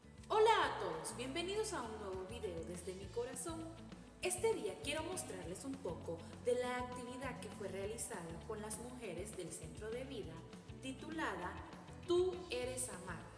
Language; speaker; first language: Spanish; native; Spanish